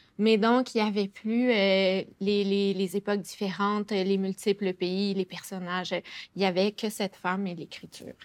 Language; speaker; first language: French; native; French